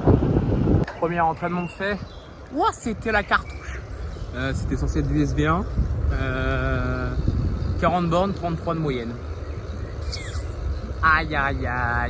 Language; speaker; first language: French; native; French